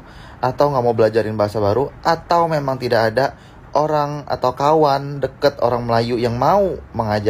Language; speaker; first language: Indonesian; native; Indonesian